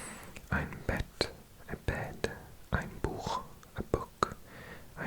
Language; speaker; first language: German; non-native, learner; Welsh